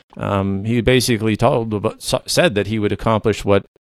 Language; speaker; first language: English; non-native, fluent; Low German